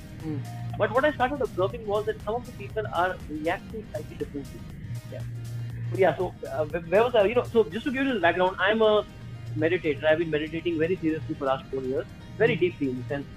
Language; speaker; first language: English; non-native, local second language; Hindi